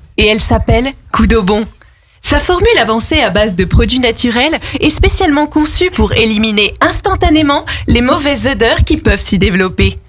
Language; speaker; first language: French; native; French